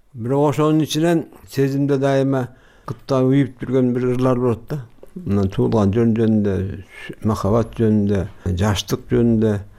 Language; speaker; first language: Kyrgyz; native; Kyrgyz